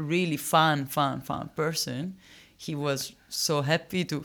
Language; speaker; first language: English; non-native, fluent; Italian